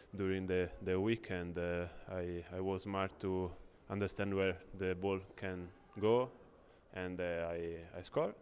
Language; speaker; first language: English; non-native, learner; Italian